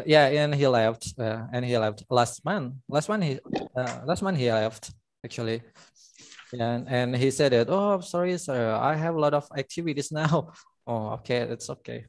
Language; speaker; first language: English; non-native, fluent; Indonesian